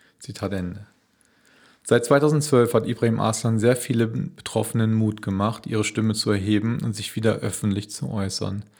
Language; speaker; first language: German; native; German